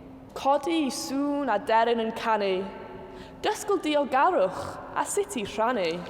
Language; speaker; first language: Welsh; non-native, local second language; English